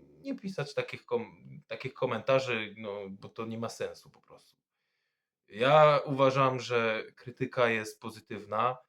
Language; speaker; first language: Polish; non-native, fluent; French